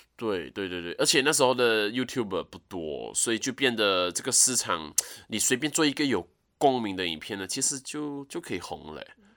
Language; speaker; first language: Chinese; native; Chinese